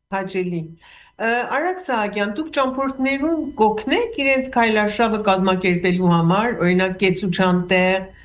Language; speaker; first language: Armenian; early bilingual, heritage; Armenian